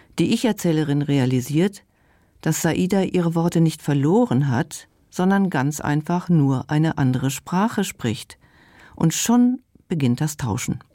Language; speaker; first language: German; non-native, local second language; Luxembourgish